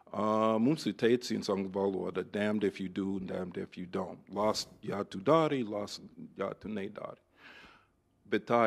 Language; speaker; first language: Latvian; non-native, fluent; English